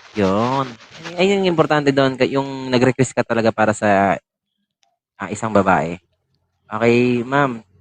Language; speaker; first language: Filipino; native; Filipino